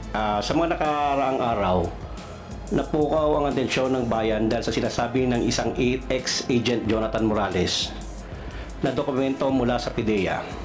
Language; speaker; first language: Filipino; non-native, local second language; Cebuano